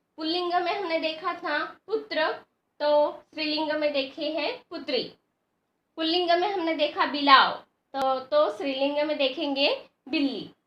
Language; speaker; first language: Hindi; non-native, local second language; Marathi